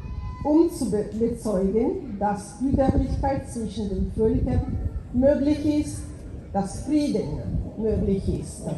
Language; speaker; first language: German; non-native, fluent; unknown